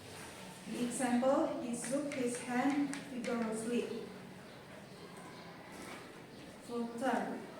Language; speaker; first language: English; non-native, local second language; Indonesian